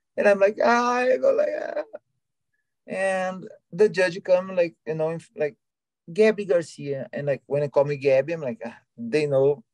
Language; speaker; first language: English; non-native, learner; Portuguese